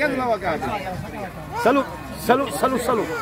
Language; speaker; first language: Spanish; native; Spanish